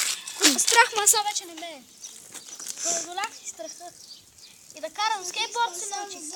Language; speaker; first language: Bulgarian; native; Bulgarian